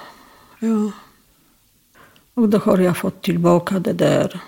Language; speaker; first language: Swedish; non-native, fluent; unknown